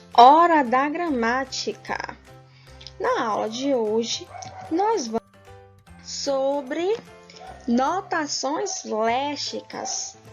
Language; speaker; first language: Portuguese; native; Portuguese